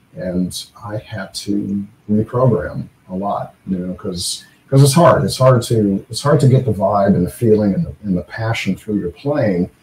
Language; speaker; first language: English; native; English